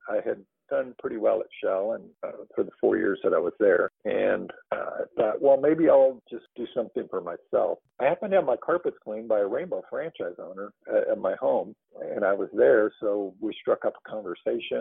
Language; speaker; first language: English; native; English